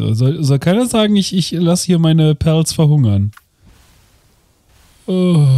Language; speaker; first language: German; native; German